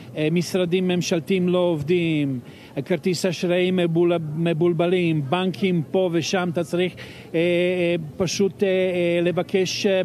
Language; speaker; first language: Hebrew; non-native, fluent; Serbian